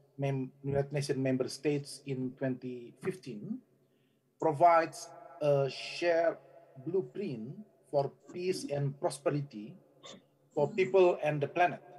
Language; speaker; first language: English; non-native, fluent; Indonesian